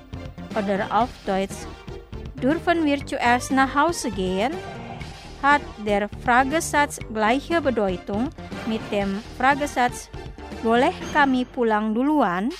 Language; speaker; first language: German; non-native, fluent; Indonesian